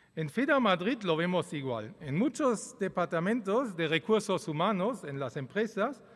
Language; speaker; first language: Spanish; early bilingual, other home language; German